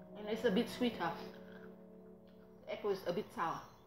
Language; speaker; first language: English; non-native, fluent; Vietnamese